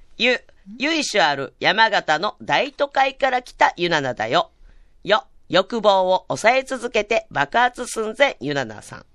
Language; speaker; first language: Japanese; native; Japanese